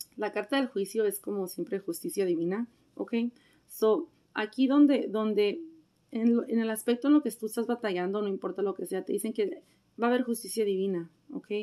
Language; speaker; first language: Spanish; early bilingual, heritage; Spanish